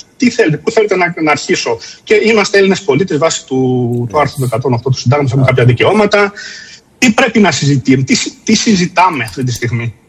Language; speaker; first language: Greek; native; Greek